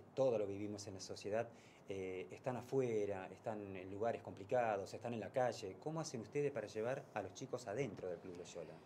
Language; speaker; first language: Spanish; native; Spanish